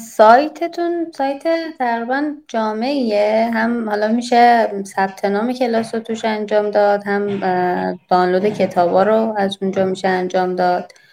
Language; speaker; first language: Persian; native; Persian